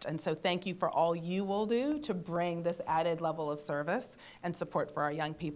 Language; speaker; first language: English; native; English